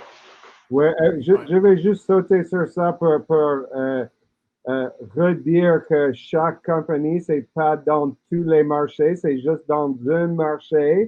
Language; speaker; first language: French; non-native, learner; English